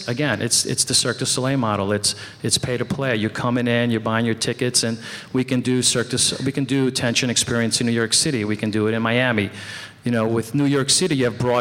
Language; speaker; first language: English; native; English